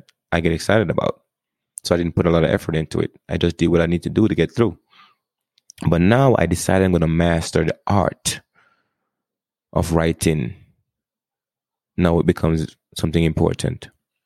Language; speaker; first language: English; non-native, local second language; Jamaican Creole English